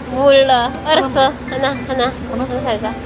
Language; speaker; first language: Korean; non-native, learner; Filipino